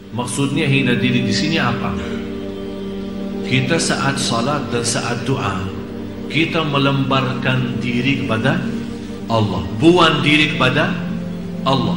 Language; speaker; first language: Indonesian; non-native, fluent; Arabic